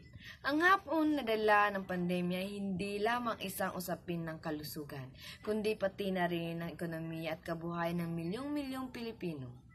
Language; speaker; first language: Filipino; native; Filipino